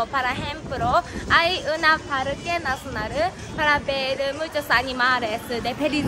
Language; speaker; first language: Spanish; non-native, learner; Japanese